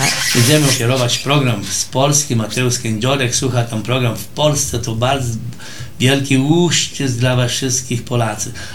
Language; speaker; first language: Polish; early bilingual, heritage; Polish